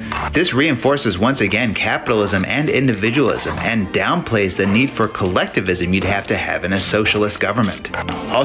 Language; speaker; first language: English; native; English